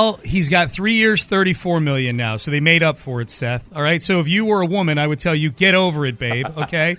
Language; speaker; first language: English; native; English